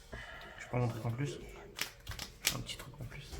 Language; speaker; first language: French; native; French